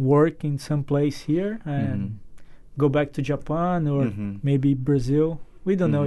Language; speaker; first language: English; non-native, fluent; Portuguese